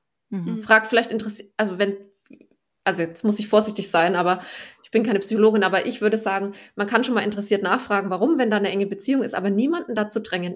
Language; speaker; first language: German; native; German